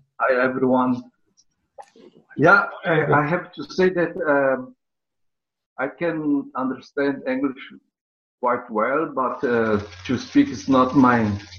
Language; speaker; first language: English; non-native, learner; Portuguese